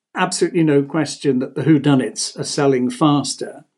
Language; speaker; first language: English; native; English